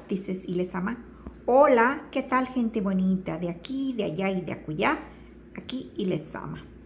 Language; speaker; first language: Spanish; native; Spanish